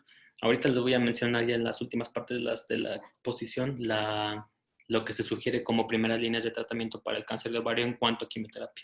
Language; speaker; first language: Spanish; native; Spanish